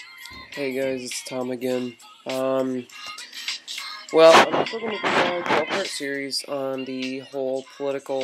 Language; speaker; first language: English; native; English